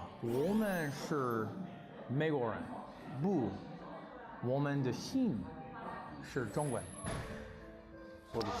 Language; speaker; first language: Chinese; non-native, learner; English